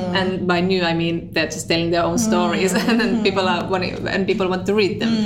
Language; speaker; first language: English; non-native, fluent; Finnish